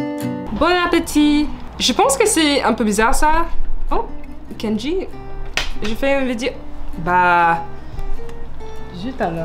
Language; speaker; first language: French; non-native, learner; English